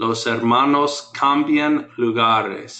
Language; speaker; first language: Spanish; non-native, fluent; English